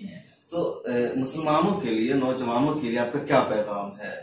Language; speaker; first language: Hindi; native; Hindi